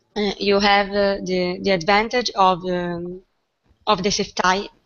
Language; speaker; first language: English; non-native, learner; Italian